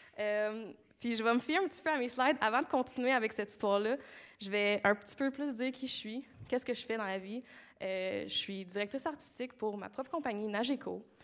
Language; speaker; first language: French; native; French